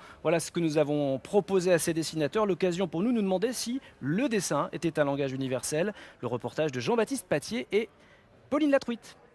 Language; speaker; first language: French; native; French